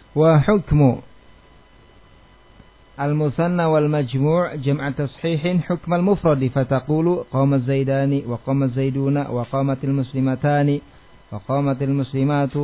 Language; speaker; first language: Arabic; non-native, fluent; Indonesian